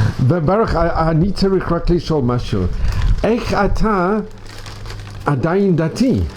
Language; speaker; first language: Hebrew; non-native, fluent; English